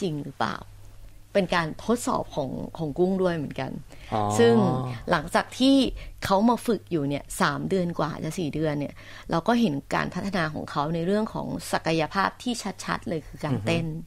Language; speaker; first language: Thai; native; Thai